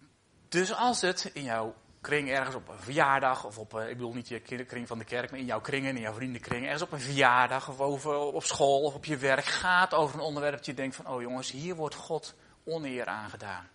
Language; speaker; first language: Dutch; native; Dutch